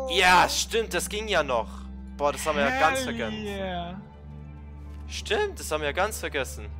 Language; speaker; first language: German; native; German